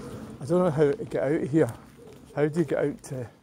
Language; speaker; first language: English; native; English